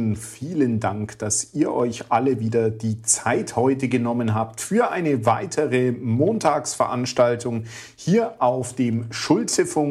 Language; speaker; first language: German; native; German